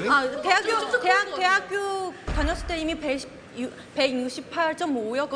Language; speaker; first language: Korean; non-native, fluent; Chinese